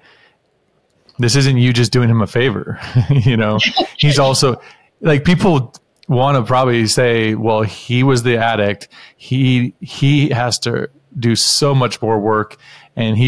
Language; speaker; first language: English; native; English